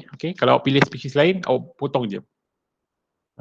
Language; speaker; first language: Malay; native; Malay